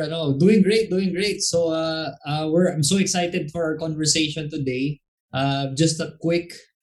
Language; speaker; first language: English; non-native, local second language; Hiligaynon